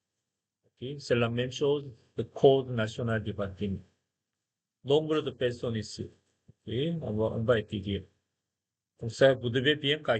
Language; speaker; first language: French; non-native, fluent; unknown